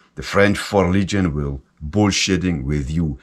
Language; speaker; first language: English; non-native, fluent; German